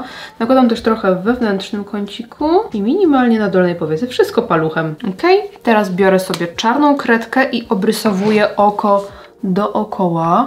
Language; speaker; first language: Polish; native; Polish